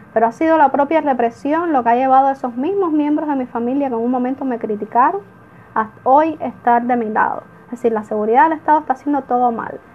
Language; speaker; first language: Spanish; native; Spanish